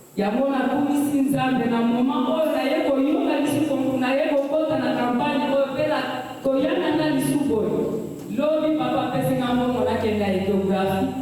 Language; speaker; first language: Lingala; non-native, local second language; Kongo